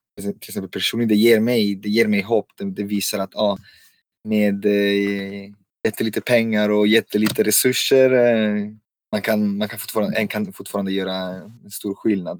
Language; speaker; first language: Swedish; non-native, fluent; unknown